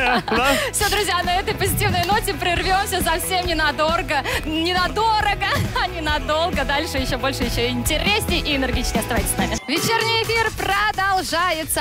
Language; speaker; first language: Russian; native; Russian